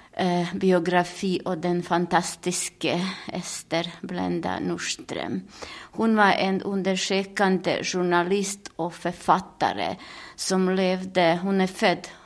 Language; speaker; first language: Swedish; non-native, fluent; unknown